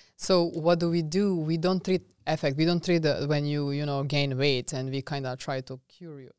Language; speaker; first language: English; non-native, fluent; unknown